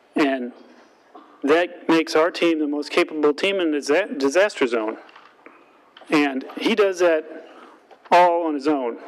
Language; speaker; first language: English; native; English